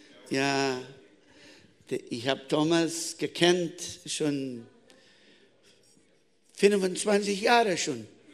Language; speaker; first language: German; early bilingual, heritage; German